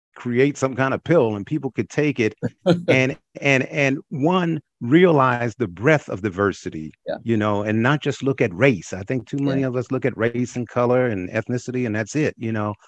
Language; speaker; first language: English; native; English